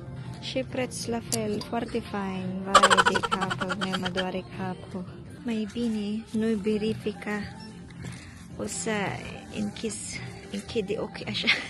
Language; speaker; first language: Romanian; non-native, learner; Filipino